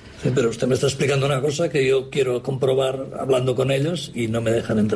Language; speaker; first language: Spanish; native; Spanish